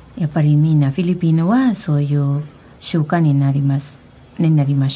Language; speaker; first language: Japanese; non-native, fluent; Filipino